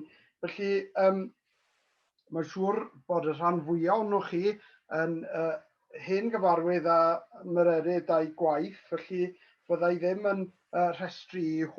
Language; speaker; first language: Welsh; native; Welsh